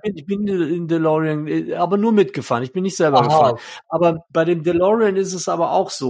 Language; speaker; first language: German; native; German